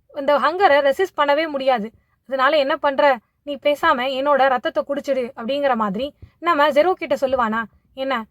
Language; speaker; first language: Tamil; native; Tamil